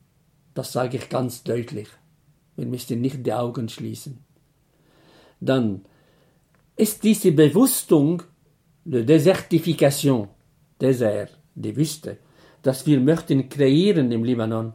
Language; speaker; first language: German; non-native, fluent; Arabic